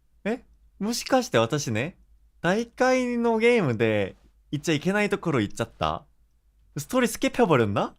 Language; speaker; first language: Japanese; non-native, fluent; Korean